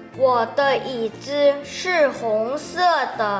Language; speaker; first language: Chinese; non-native, fluent; Thai